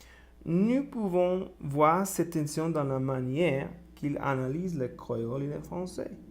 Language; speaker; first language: French; non-native, learner; Spanish